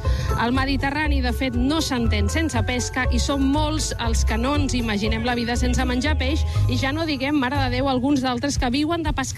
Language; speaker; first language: Catalan; native; Catalan